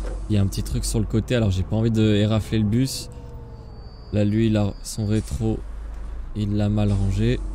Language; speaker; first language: French; native; French